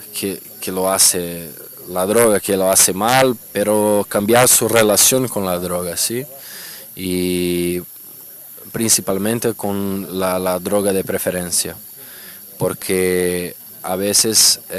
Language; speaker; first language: Spanish; non-native, fluent; Portuguese